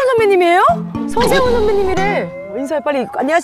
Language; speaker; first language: Korean; native; Korean